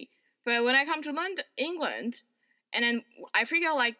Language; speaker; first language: English; non-native, fluent; Chinese